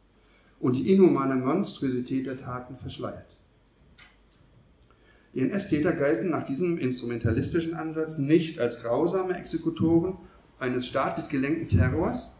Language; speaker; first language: German; native; German